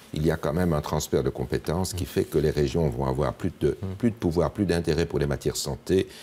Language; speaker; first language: French; native; French